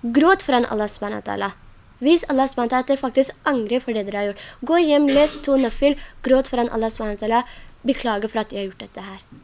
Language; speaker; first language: Norwegian; non-native, local second language; Urdu